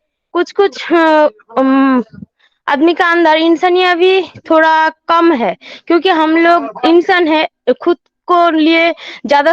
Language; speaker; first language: Hindi; non-native, learner; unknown